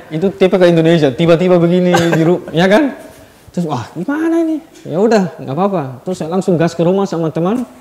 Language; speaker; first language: Indonesian; non-native, fluent; Dutch